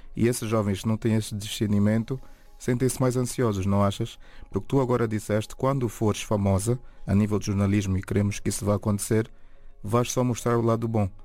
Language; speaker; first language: Portuguese; native; Portuguese